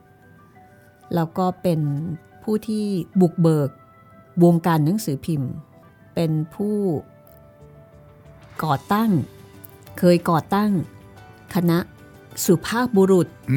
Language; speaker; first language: Thai; native; Thai